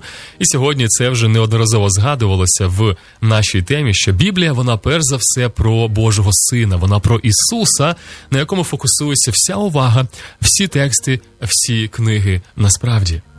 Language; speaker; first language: Ukrainian; native; Ukrainian